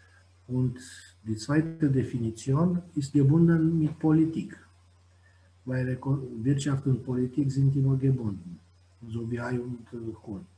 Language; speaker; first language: German; non-native, fluent; Romanian